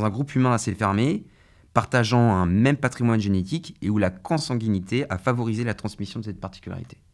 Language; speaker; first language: French; native; French